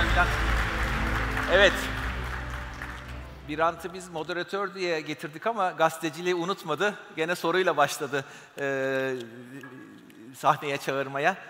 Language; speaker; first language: Turkish; native; Turkish